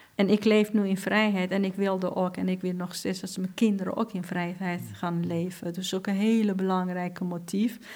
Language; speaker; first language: Dutch; non-native, fluent; Persian